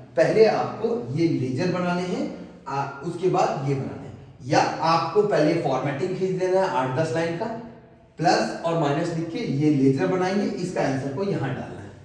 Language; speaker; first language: Hindi; non-native, local second language; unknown